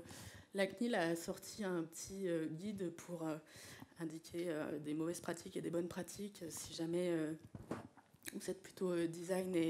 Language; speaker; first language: French; native; French